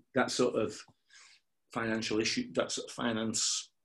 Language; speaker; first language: English; native; English